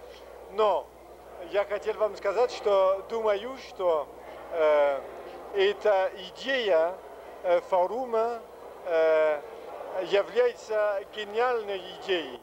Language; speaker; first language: Russian; non-native, fluent; French